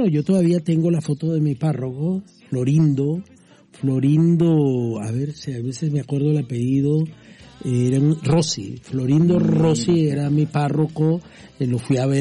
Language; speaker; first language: Spanish; native; Spanish